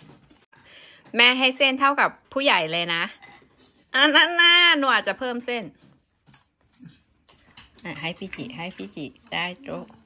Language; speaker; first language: Thai; native; Thai